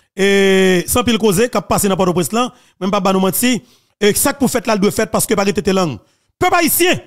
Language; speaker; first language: French; non-native, local second language; Haitian Creole